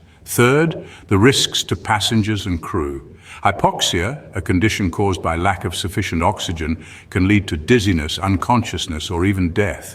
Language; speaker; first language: English; native; English